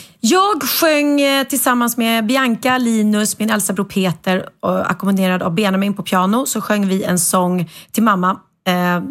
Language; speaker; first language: Swedish; native; Swedish